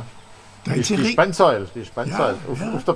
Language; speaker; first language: German; native; German